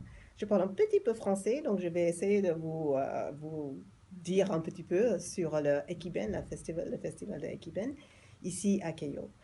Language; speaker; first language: French; non-native, fluent; English